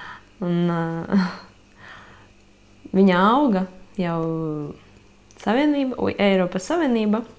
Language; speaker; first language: Latvian; non-native, local second language; Russian